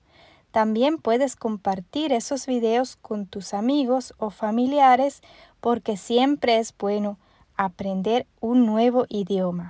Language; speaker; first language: Spanish; non-native, fluent; German